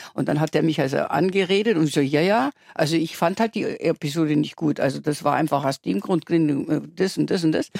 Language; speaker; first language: German; native; German